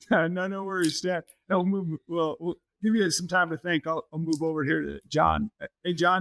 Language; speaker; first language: English; native; English